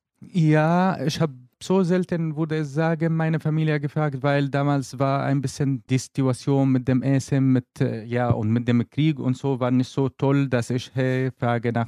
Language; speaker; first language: German; non-native, learner; Arabic